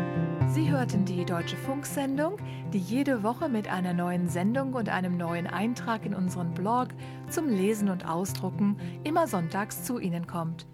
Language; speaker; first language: German; native; German